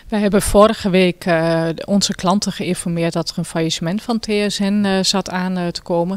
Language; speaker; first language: Dutch; native; Dutch